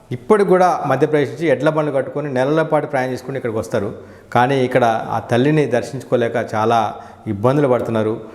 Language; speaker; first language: Telugu; native; Telugu